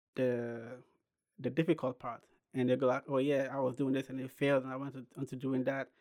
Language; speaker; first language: English; non-native, local second language; Akan